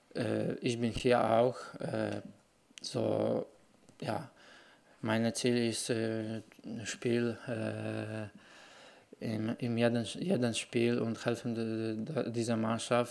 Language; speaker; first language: German; non-native, learner; Polish